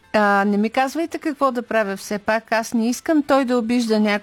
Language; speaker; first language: Bulgarian; native; Bulgarian